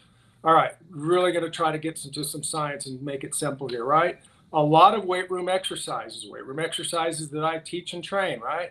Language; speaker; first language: English; native; English